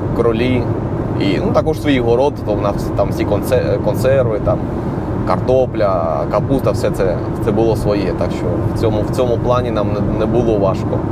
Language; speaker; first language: Ukrainian; non-native, local second language; Russian